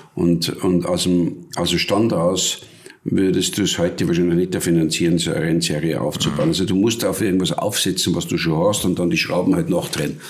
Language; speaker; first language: German; native; German